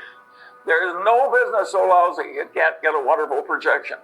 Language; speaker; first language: English; native; English